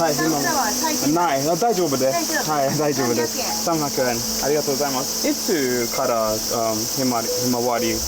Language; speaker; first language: Japanese; non-native, learner; English